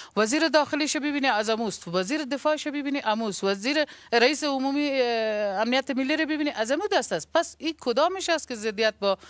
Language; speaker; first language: Persian; native; Persian